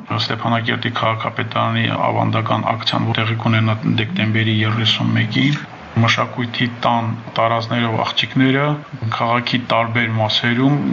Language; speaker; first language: Armenian; native; Armenian